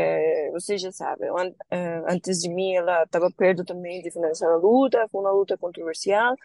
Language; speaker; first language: Portuguese; non-native, learner; Spanish